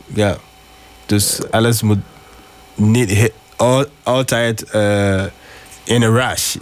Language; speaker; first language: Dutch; non-native, learner; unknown